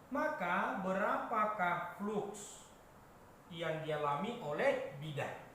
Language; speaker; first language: Indonesian; native; Indonesian